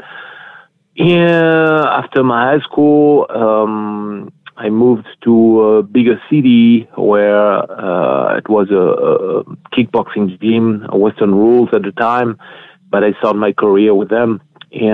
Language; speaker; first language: English; non-native, fluent; French